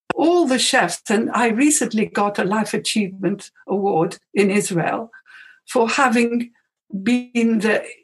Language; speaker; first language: English; non-native, fluent; Arabic